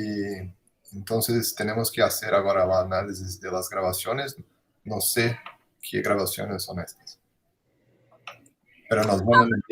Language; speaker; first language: Spanish; non-native, fluent; Portuguese